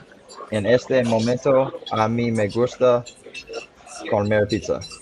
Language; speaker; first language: Spanish; non-native, learner; English